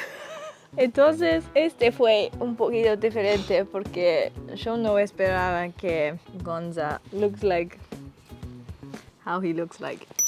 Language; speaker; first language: Spanish; non-native, learner; English